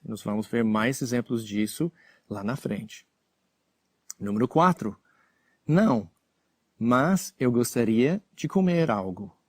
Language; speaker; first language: Portuguese; non-native, fluent; English